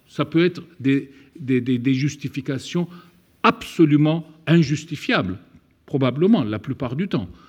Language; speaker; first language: French; non-native, fluent; Turkish